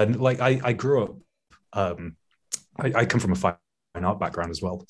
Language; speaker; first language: English; native; English